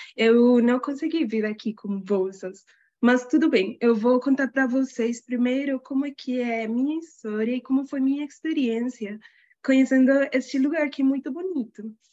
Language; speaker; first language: Portuguese; non-native, fluent; Spanish